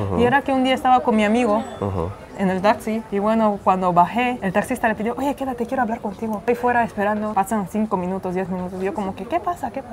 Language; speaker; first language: Spanish; non-native, local second language; Russian